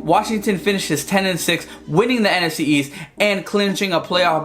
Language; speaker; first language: English; native; English